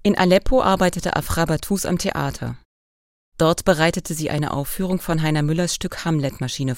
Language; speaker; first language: German; native; German